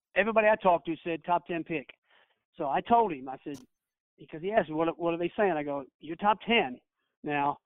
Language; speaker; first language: English; native; English